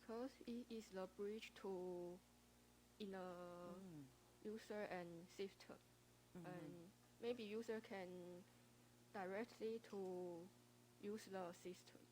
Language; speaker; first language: English; non-native, learner; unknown